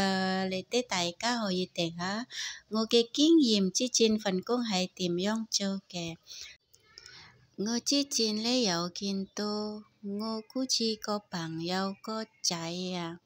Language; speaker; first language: Cantonese; non-native, fluent; Indonesian